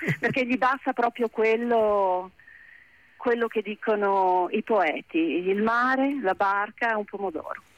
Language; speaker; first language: Italian; native; Italian